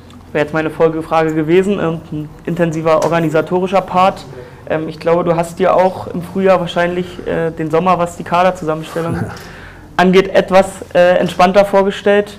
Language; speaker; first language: German; native; German